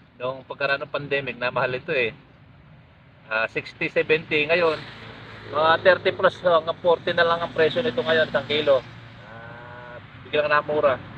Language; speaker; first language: Filipino; native; Filipino